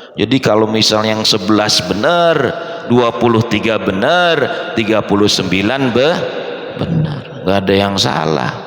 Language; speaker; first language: Indonesian; native; Indonesian